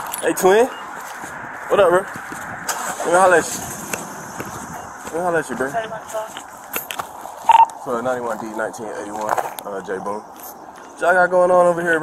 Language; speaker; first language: English; native; English